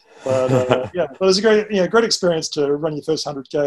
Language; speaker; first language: English; native; English